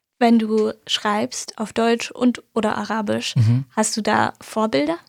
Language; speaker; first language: German; native; German